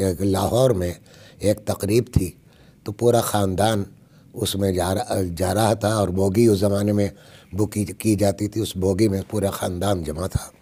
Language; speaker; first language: Urdu; native; Urdu